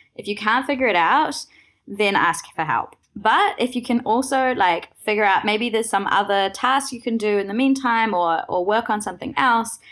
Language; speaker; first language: English; native; English